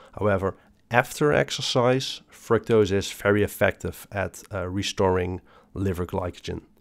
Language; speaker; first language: English; non-native, fluent; Dutch